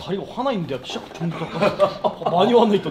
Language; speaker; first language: Korean; native; Korean